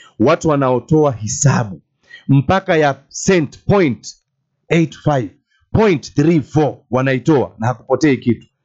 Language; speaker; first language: Swahili; native; Swahili